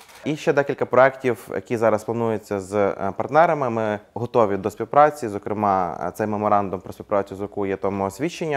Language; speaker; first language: Ukrainian; native; Ukrainian